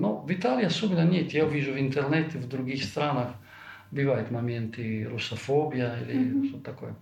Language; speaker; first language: Russian; non-native, fluent; Italian